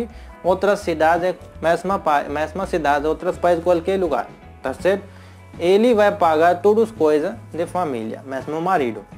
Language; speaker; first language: Portuguese; non-native, learner; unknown